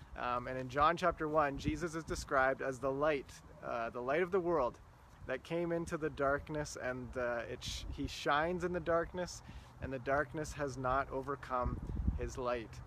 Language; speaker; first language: English; native; English